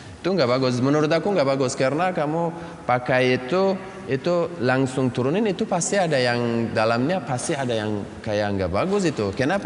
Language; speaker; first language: Indonesian; non-native, learner; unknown